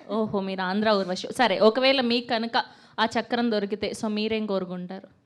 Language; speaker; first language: Telugu; native; Telugu